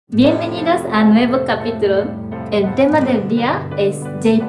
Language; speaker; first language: Spanish; non-native, learner; Japanese